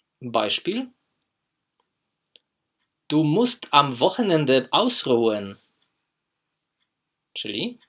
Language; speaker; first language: German; non-native, fluent; Polish